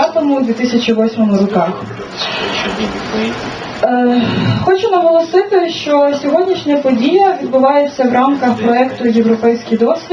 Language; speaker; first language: Ukrainian; native; Ukrainian